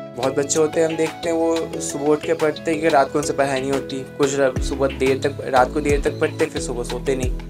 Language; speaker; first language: Hindi; non-native, local second language; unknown